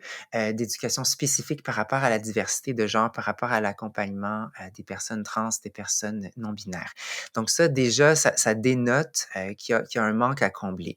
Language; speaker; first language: French; native; French